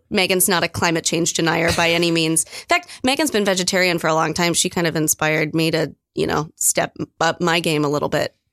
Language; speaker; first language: English; native; English